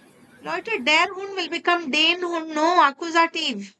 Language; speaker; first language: German; non-native, learner; Tamil